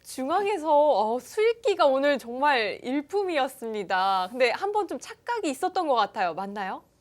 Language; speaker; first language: Korean; native; Korean